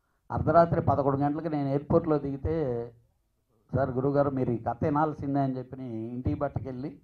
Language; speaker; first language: Telugu; native; Telugu